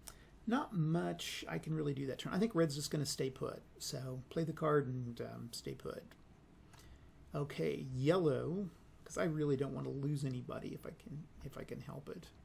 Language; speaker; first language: English; native; English